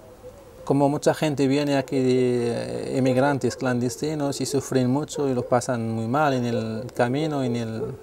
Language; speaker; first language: Spanish; non-native, fluent; Arabic